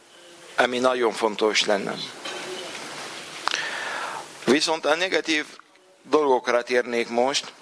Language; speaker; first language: Hungarian; non-native, fluent; Arabic